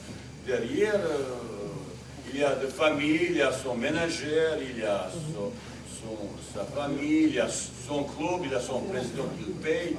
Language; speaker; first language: French; non-native, learner; Bosnian